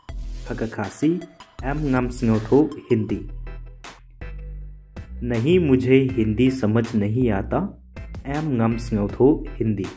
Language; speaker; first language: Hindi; non-native, local second language; Khasi